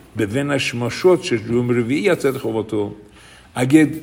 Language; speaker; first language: Persian; native; Persian